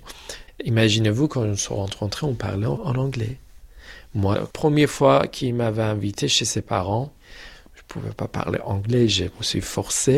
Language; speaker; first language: French; non-native, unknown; Persian